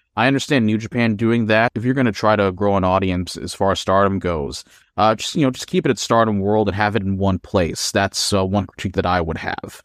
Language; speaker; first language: English; non-native, local second language; Filipino